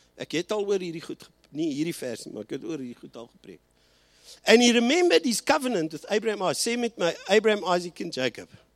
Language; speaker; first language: English; early bilingual, other home language; Afrikaans